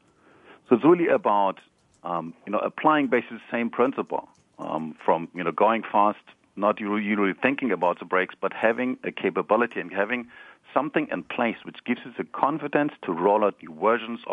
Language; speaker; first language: English; non-native, fluent; German